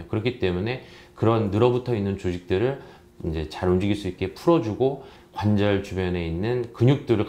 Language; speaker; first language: Korean; native; Korean